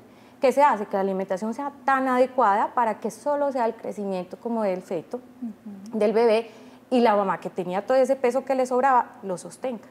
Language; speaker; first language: Spanish; native; Spanish